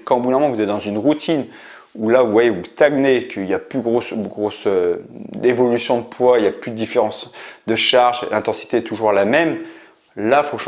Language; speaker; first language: French; native; French